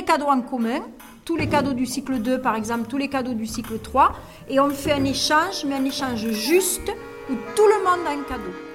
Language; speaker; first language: French; native; French